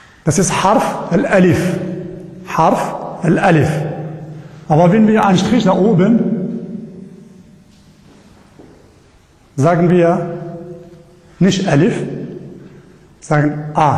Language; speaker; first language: German; non-native, learner; Arabic